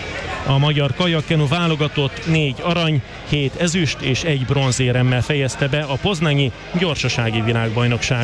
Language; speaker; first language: Hungarian; native; Hungarian